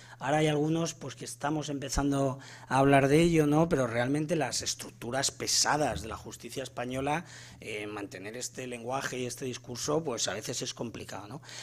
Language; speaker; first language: Spanish; native; Spanish